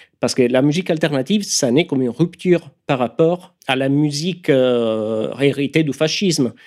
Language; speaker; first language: French; non-native, fluent; Italian